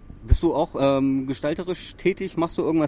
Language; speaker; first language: German; native; German